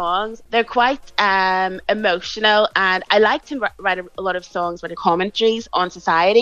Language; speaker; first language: English; native; English